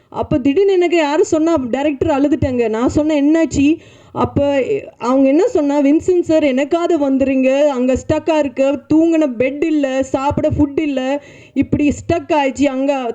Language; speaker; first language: Tamil; non-native, fluent; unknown